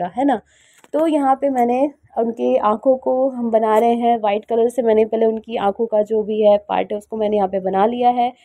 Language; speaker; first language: Hindi; native; Hindi